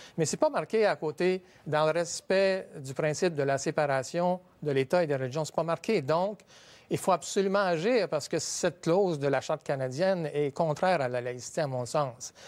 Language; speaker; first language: French; native; French